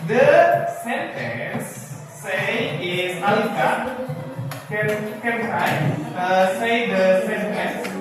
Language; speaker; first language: English; non-native, learner; Indonesian